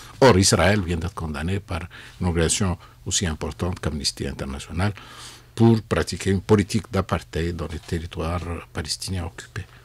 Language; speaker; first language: French; non-native, local second language; Arabic